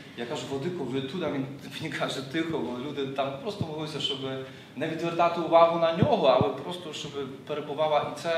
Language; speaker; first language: Ukrainian; non-native, local second language; Polish